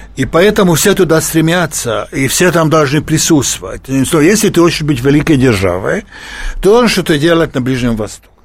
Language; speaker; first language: Russian; non-native, fluent; Hungarian